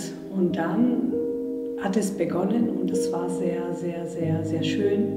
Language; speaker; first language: German; non-native, fluent; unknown